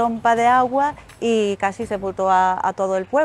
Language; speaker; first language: Spanish; native; Spanish